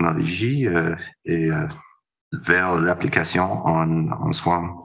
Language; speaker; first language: French; non-native, fluent; English